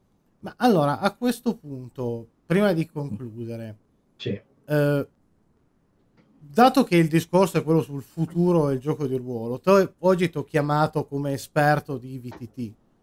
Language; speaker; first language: Italian; native; Italian